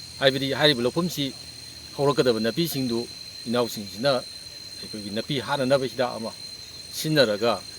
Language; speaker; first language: Manipuri; native; Manipuri